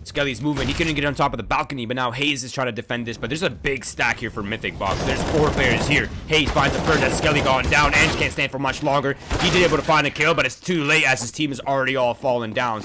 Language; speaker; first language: English; native; English